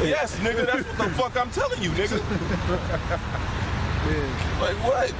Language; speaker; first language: English; native; English